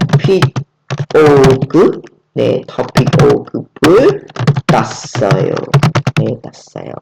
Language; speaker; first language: Korean; non-native, fluent; Khmer